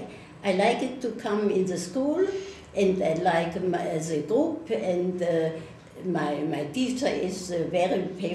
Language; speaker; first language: English; non-native, learner; German